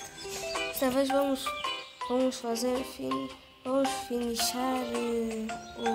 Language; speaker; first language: Portuguese; early bilingual, heritage; Portuguese